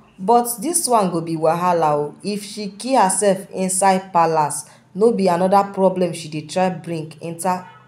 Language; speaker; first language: Nigerian Pidgin; native; Nigerian Pidgin